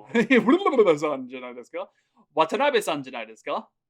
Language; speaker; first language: Japanese; non-native, fluent; English